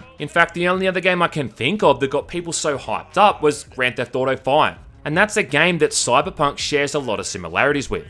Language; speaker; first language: English; native; English